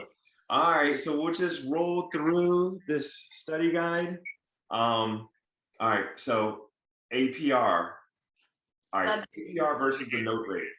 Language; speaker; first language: English; native; English